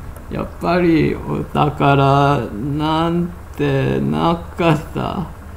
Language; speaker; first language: Japanese; non-native, learner; English